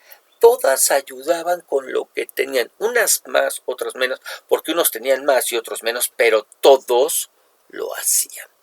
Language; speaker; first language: Spanish; native; Spanish